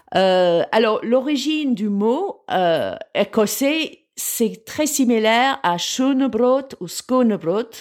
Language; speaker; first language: French; non-native, fluent; English